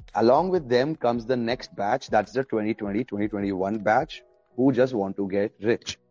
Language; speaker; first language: English; early bilingual, other home language; Arabic